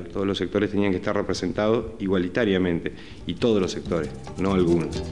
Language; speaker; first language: Spanish; native; Spanish